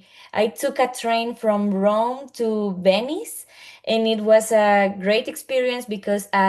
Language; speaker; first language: English; non-native, learner; Spanish